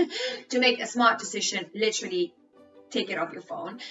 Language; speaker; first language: English; non-native, fluent; Spanish